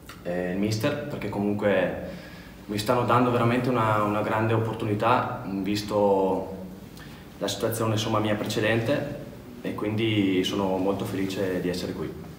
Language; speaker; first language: Italian; native; Italian